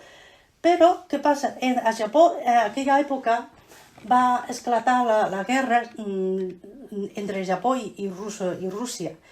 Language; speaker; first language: Catalan; non-native, fluent; Chinese